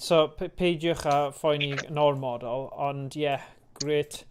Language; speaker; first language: Welsh; non-native, local second language; English